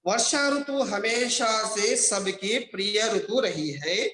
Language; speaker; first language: Hindi; non-native, local second language; Telugu